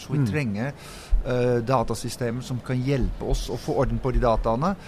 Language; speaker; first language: Norwegian; non-native, fluent; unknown